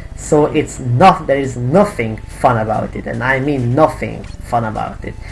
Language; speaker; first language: English; non-native, fluent; Hungarian